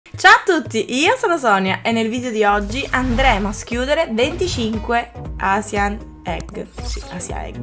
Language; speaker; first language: Italian; native; Italian